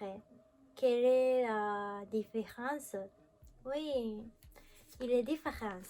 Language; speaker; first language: French; non-native, learner; Japanese